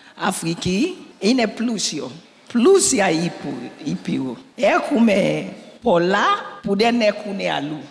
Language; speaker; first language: Greek; non-native, learner; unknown